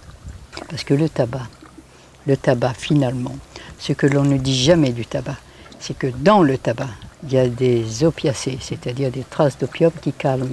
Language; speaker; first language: French; native; French